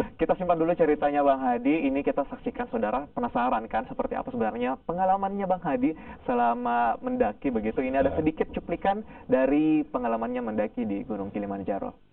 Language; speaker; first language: Indonesian; native; Indonesian